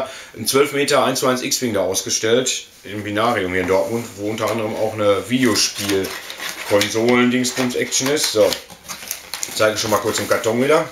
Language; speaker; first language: German; native; German